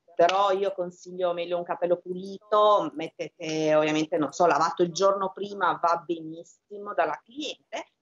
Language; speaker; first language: Italian; early bilingual, other home language; Albanian